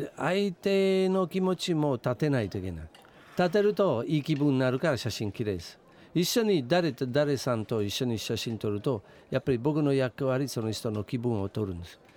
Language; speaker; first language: Japanese; non-native, fluent; Italian